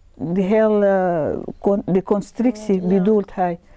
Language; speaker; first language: Dutch; non-native, learner; Arabic